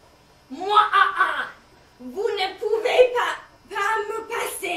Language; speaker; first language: French; non-native, learner; English